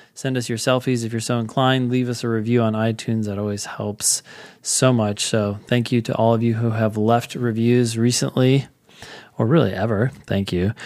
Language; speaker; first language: English; native; English